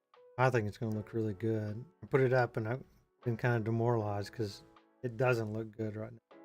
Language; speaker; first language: English; native; English